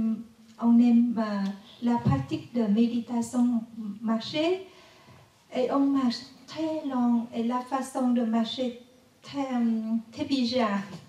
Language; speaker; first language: French; non-native, learner; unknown